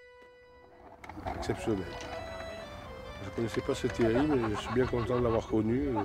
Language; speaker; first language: French; early bilingual, other home language; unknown